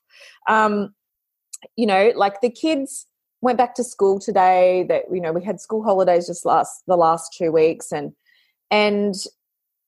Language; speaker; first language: English; native; English